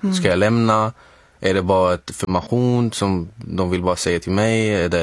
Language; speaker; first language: Swedish; non-native, fluent; Arabic